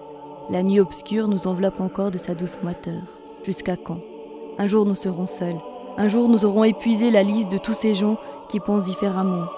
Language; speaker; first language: French; native; French